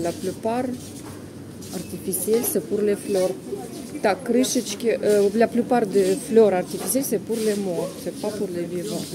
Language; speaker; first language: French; non-native, fluent; Russian